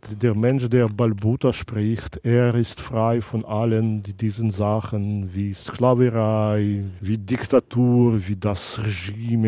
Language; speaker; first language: German; non-native, local second language; Belarusian